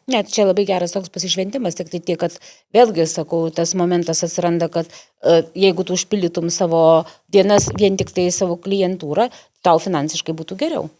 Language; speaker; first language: Lithuanian; native; Lithuanian